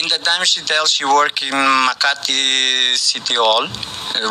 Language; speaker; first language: English; non-native, learner; Portuguese